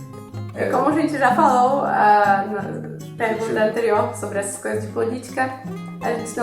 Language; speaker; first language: Portuguese; non-native, fluent; Polish